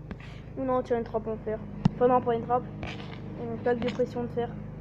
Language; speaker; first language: French; native; French